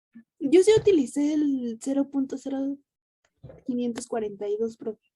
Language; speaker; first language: Spanish; native; Spanish